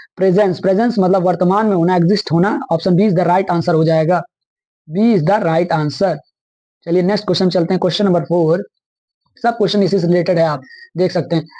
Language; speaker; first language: Hindi; native; Hindi